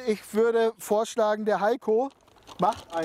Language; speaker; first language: German; native; German